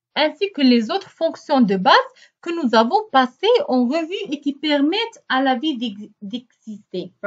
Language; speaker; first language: French; non-native, local second language; Arabic